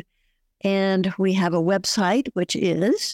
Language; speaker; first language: English; native; English